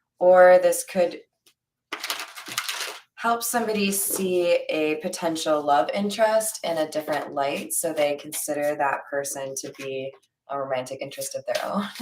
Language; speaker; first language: English; native; English